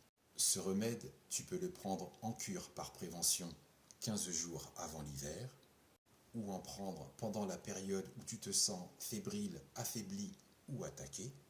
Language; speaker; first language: French; native; French